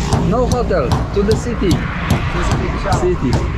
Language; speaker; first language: English; non-native, learner; Polish